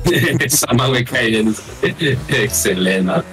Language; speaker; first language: Spanish; native; Spanish